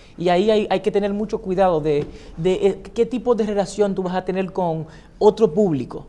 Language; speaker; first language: Spanish; non-native, fluent; Haitian Creole